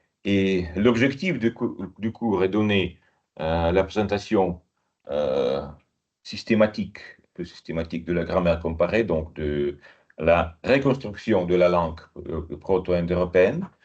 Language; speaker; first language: French; non-native, fluent; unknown